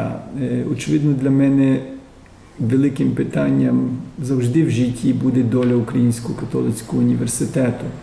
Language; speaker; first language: Ukrainian; early bilingual, heritage; Ukrainian